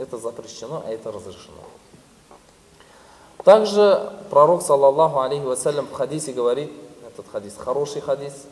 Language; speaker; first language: Russian; non-native, fluent; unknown